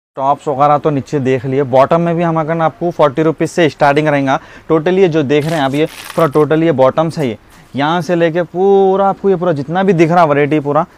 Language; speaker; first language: Hindi; native; Hindi